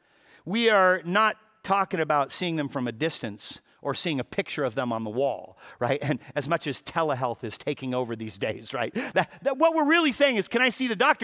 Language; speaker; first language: English; native; English